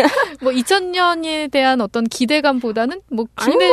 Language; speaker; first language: Korean; native; Korean